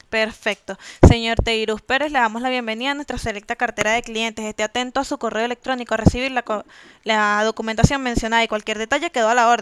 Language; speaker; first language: Spanish; native; Spanish